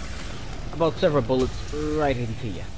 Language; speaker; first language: English; native; English